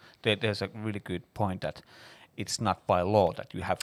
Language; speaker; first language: English; non-native, fluent; Finnish